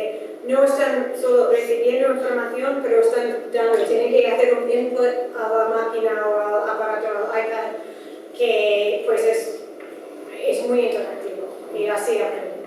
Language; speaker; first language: Spanish; non-native, fluent; Dutch